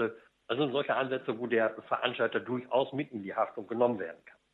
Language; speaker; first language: German; native; German